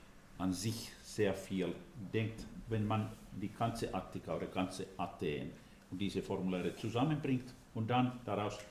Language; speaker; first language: German; non-native, fluent; Finnish